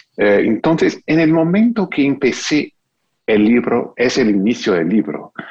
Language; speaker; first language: Spanish; non-native, fluent; English